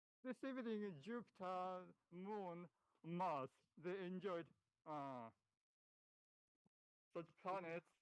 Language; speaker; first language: English; non-native, learner; Japanese